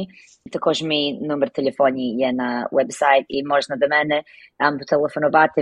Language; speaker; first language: Ukrainian; early bilingual, heritage; Ukrainian